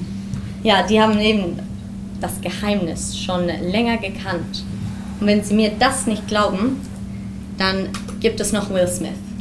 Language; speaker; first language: German; early bilingual, heritage; German